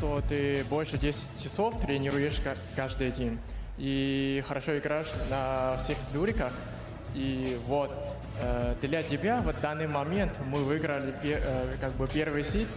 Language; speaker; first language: Russian; non-native, learner; Chinese